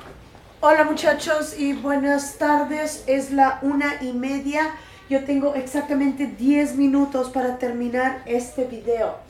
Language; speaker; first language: Spanish; non-native, fluent; English